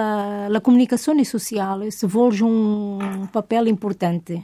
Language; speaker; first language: Italian; non-native, fluent; Portuguese